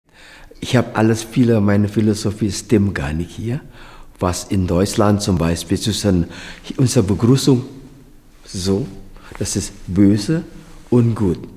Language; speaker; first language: German; non-native, learner; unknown